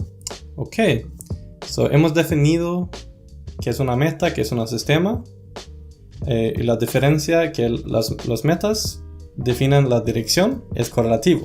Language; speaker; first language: Spanish; non-native, fluent; Swedish